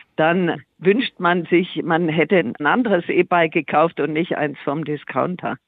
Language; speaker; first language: German; native; German